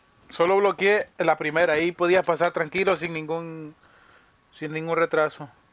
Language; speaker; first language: Spanish; early bilingual, heritage; Spanish